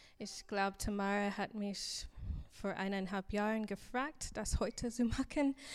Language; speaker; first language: German; non-native, learner; English